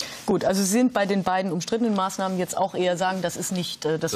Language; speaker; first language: German; native; German